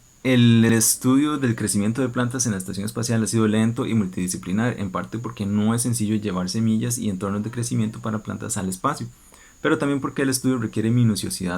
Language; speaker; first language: Spanish; native; Spanish